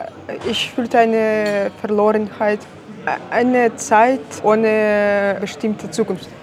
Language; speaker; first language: German; non-native, learner; Belarusian